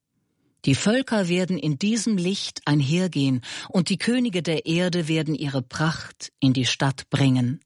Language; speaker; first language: German; native; German